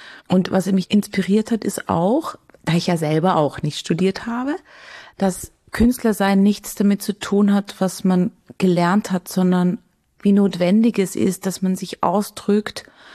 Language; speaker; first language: German; native; German